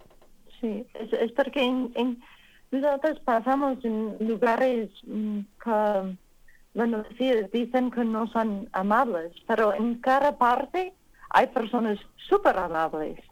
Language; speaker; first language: Spanish; non-native, learner; English